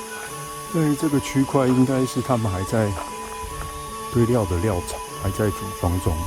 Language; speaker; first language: Chinese; native; Chinese